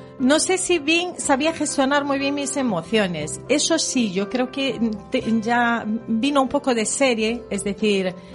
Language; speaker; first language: Spanish; early bilingual, heritage; Spanish